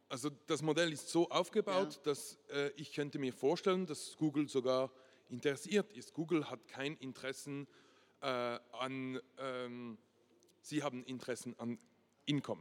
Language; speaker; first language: German; non-native, local second language; French